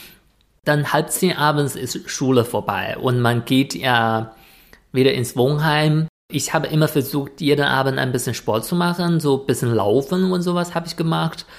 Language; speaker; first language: German; non-native, fluent; Chinese